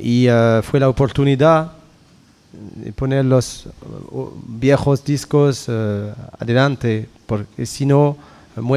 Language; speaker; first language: Spanish; non-native, learner; French